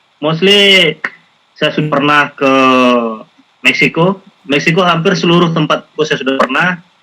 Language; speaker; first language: Indonesian; native; Indonesian